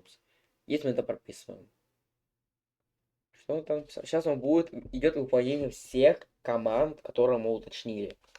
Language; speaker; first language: Russian; native; Russian